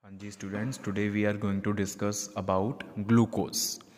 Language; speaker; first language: English; non-native, local second language; Punjabi